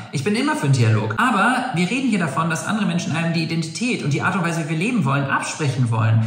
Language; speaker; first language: German; early bilingual, other home language; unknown